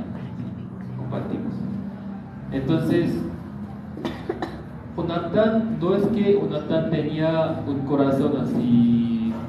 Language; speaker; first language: Spanish; non-native, learner; Korean